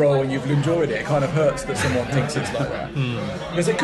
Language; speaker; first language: English; native; English